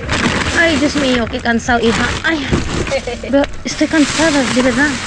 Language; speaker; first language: Spanish; non-native, learner; Filipino